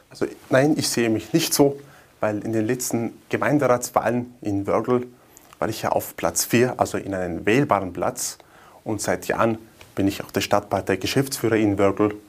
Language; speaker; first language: German; native; German